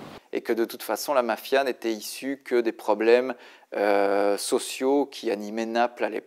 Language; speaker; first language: French; native; French